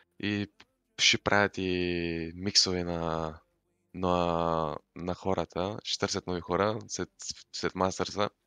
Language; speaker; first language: Bulgarian; non-native, local second language; Turkish